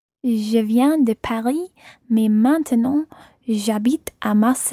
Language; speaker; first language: French; non-native, learner; English